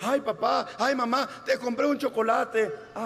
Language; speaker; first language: Spanish; native; Spanish